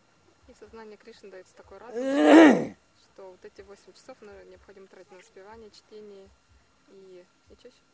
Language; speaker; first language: Russian; native; Russian